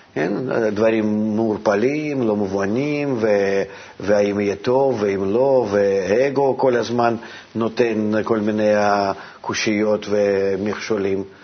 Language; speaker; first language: Hebrew; non-native, fluent; Russian